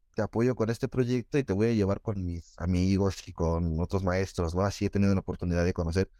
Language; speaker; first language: Spanish; native; Spanish